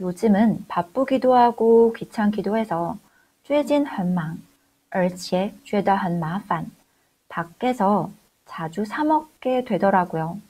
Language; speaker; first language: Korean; non-native, fluent; Chinese